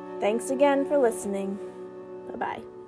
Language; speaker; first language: English; native; English